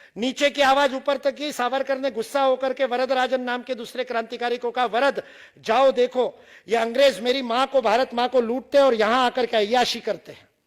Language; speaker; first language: Hindi; non-native, local second language; Marathi